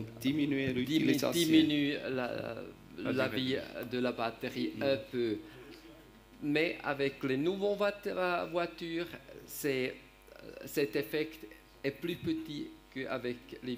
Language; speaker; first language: French; non-native, learner; German